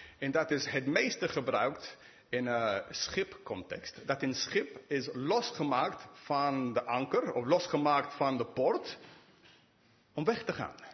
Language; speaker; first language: Dutch; non-native, fluent; English